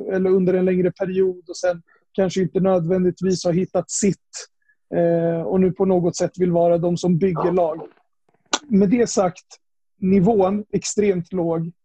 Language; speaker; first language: Swedish; native; Swedish